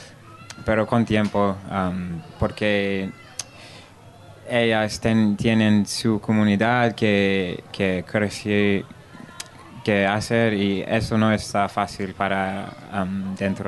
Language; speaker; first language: Spanish; non-native, learner; English